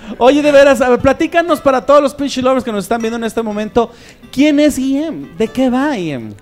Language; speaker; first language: Spanish; native; Spanish